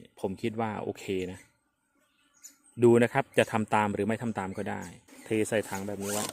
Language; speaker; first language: Thai; native; Thai